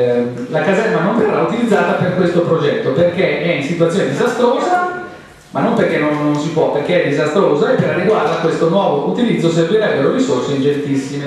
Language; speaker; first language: Italian; native; Italian